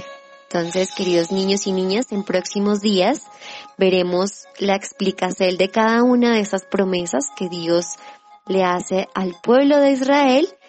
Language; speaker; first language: Spanish; native; Spanish